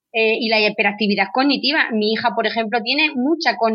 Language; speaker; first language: Spanish; native; Spanish